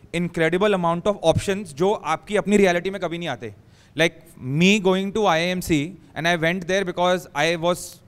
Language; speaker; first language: Hindi; native; Hindi